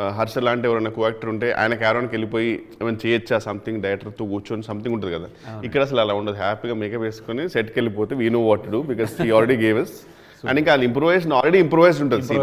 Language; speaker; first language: Telugu; native; Telugu